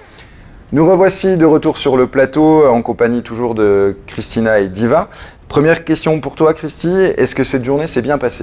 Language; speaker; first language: French; native; French